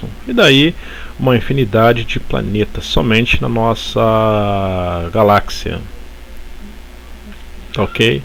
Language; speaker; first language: Portuguese; native; Portuguese